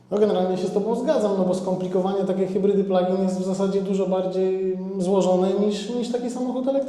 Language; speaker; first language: Polish; native; Polish